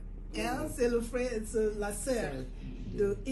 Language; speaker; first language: French; non-native, fluent; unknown